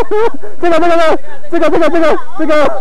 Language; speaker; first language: Chinese; native; Chinese